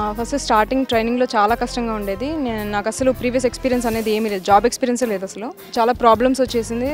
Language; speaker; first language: Telugu; native; Telugu